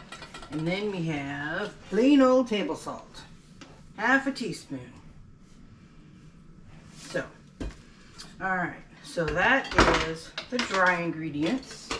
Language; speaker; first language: English; native; English